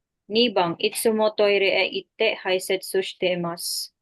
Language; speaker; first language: Japanese; non-native, fluent; Filipino